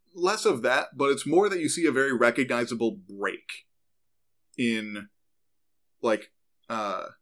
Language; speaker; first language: English; native; English